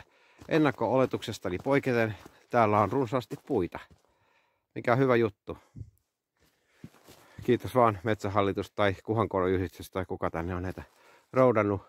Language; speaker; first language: Finnish; native; Finnish